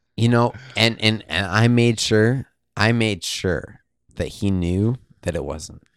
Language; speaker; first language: English; native; English